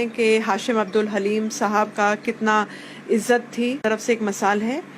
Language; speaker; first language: Hindi; non-native, local second language; Bangla